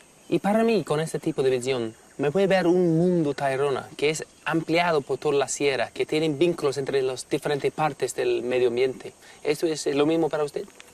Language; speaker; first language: Spanish; non-native, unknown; English